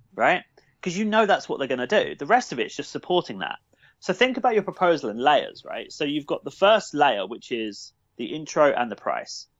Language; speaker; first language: English; native; English